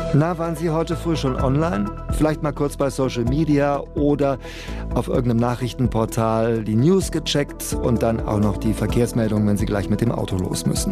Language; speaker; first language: German; native; German